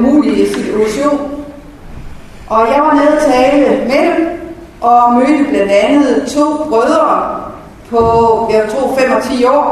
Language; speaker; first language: Danish; native; Danish